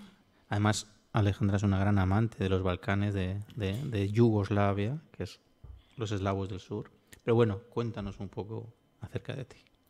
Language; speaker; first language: Spanish; native; Spanish